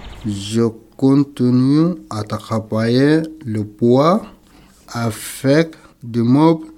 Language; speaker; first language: French; non-native, learner; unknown